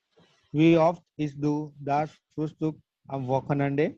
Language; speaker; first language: German; non-native, learner; Gujarati